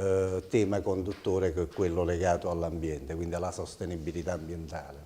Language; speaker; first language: Italian; native; Italian